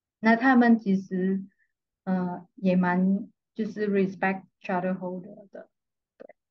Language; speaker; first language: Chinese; non-native, fluent; Vietnamese